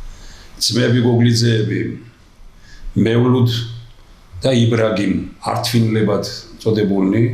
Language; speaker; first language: Georgian; native; Georgian